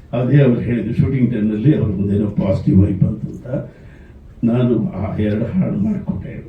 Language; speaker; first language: Kannada; native; Kannada